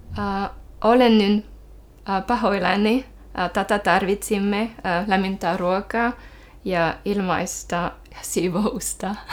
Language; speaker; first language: Finnish; non-native, learner; French